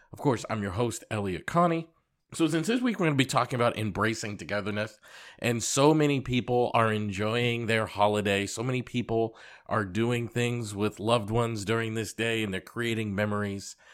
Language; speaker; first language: English; native; English